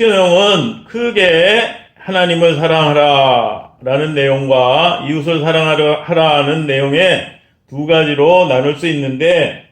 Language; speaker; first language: Korean; native; Korean